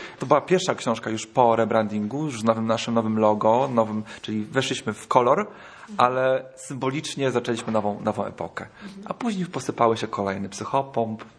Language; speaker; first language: Polish; native; Polish